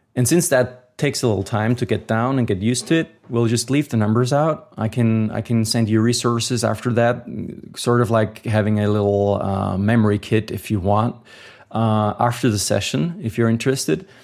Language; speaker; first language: English; non-native, fluent; German